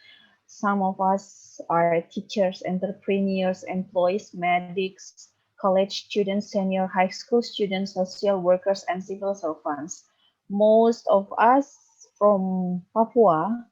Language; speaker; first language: English; non-native, learner; Indonesian